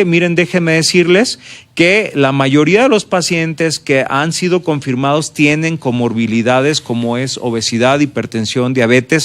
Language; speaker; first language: Spanish; native; Spanish